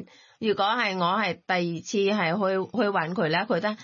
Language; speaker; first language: Cantonese; non-native, learner; Thai